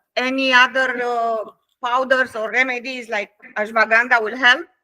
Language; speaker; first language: English; non-native, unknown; Romanian